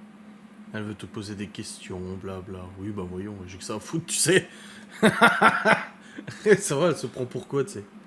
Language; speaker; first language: French; native; French